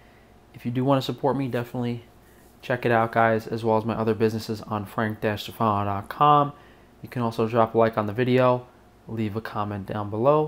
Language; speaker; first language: English; native; English